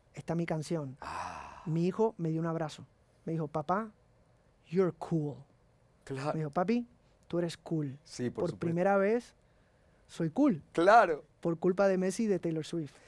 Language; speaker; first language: Spanish; native; Spanish